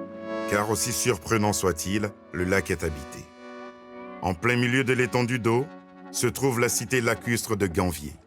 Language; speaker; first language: French; native; French